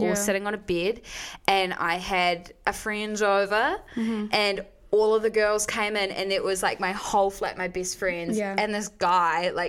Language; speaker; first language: English; native; English